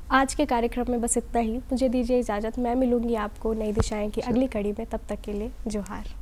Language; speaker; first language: Hindi; native; Hindi